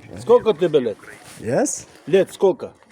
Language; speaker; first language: Russian; non-native, local second language; Kyrgyz